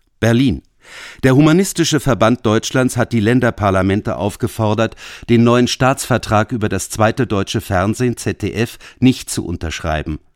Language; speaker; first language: German; native; German